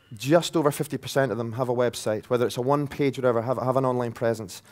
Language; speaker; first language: English; native; English